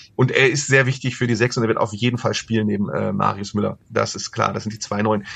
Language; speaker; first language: German; native; German